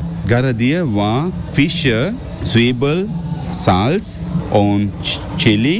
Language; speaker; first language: German; non-native, learner; Sinhala